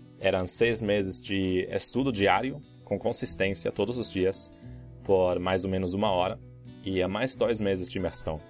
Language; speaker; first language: Portuguese; non-native, fluent; German